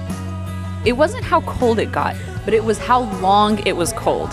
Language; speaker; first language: English; native; English